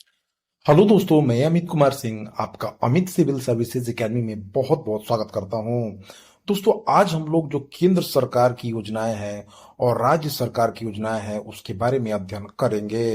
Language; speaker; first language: Hindi; native; Hindi